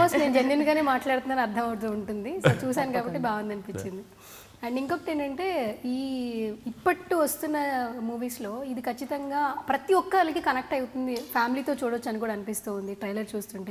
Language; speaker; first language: Telugu; native; Telugu